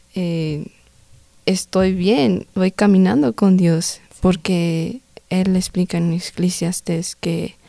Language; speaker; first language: Spanish; early bilingual, heritage; Spanish